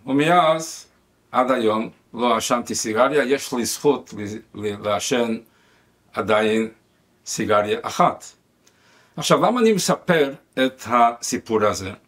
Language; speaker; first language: Hebrew; non-native, fluent; Spanish